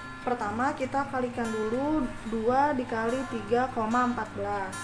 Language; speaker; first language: Indonesian; native; Indonesian